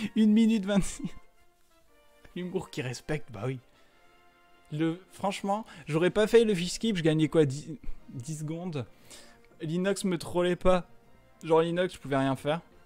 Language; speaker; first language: French; native; French